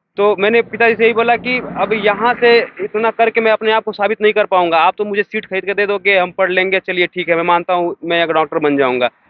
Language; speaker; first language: Hindi; native; Hindi